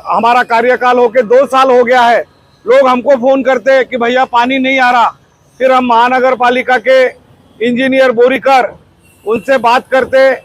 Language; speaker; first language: Hindi; non-native, local second language; Marathi